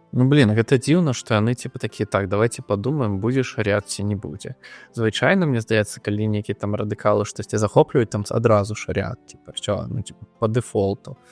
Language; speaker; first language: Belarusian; non-native, local second language; Russian